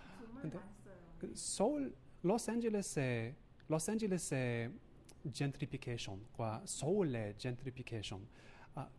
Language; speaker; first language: Korean; non-native, learner; English